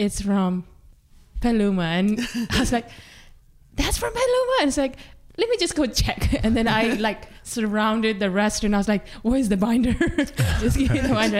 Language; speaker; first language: English; non-native, local second language; Sherpa